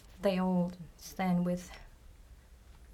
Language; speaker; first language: English; non-native, learner; Indonesian